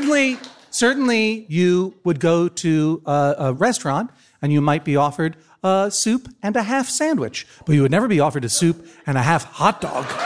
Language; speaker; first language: English; native; English